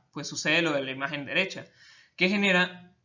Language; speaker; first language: Spanish; native; Spanish